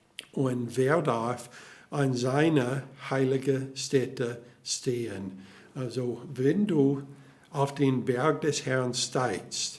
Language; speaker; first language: German; non-native, fluent; English